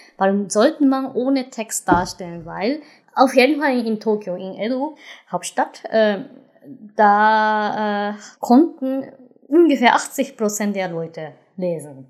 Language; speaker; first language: German; non-native, fluent; Japanese